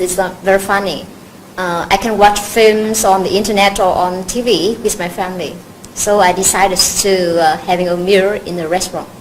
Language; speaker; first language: English; non-native, learner; Vietnamese